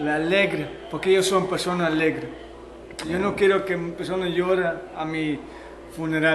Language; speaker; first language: Spanish; non-native, fluent; Dutch